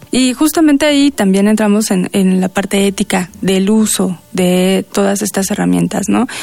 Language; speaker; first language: Spanish; native; Spanish